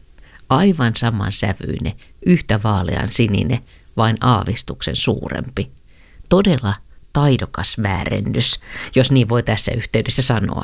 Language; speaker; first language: Finnish; native; Finnish